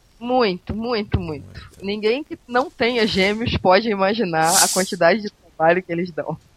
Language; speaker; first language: Portuguese; native; Portuguese